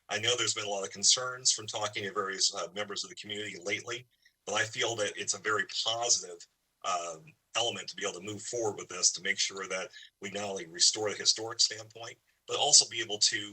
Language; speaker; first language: English; native; English